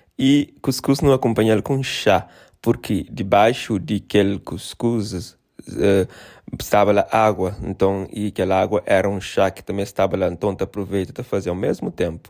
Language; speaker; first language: Portuguese; non-native, local second language; Kabuverdianu